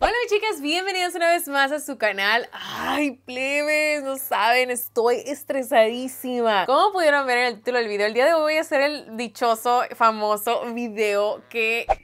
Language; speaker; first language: Spanish; native; Spanish